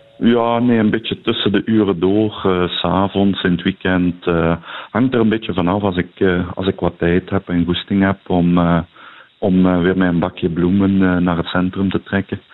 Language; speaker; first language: Dutch; native; Dutch